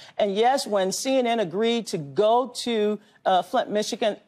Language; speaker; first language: English; native; English